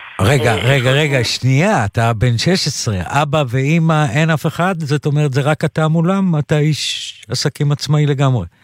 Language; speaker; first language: Hebrew; native; Hebrew